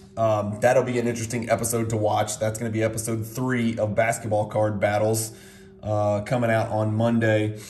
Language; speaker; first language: English; native; English